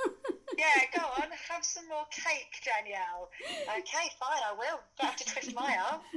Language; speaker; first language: English; native; English